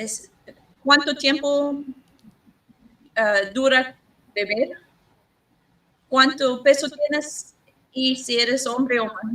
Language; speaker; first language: Spanish; non-native, learner; English